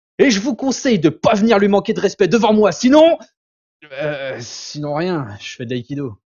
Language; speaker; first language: French; native; French